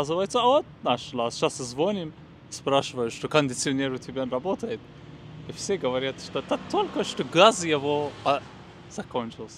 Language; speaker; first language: Russian; non-native, fluent; Persian